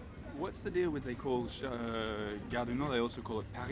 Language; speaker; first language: English; native; English